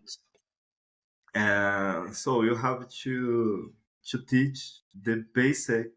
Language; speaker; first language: English; non-native, fluent; Portuguese